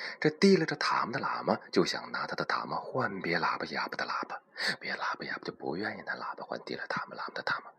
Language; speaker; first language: Chinese; native; Chinese